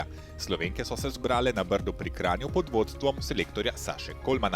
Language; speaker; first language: Slovenian; native; Slovenian